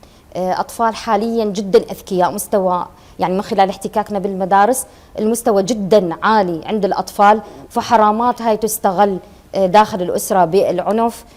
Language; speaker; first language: Arabic; native; Arabic